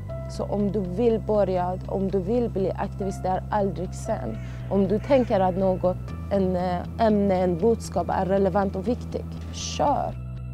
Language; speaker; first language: Swedish; non-native, fluent; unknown